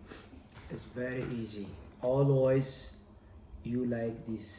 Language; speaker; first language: English; non-native, learner; Amharic